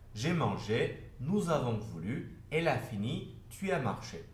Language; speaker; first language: French; non-native, fluent; Turkish